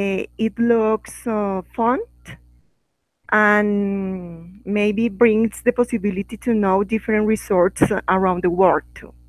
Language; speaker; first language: English; non-native, learner; Spanish